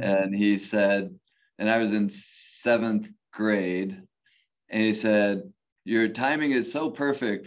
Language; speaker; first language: English; native; English